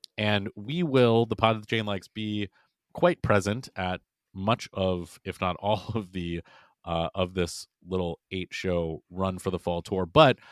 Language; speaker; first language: English; native; English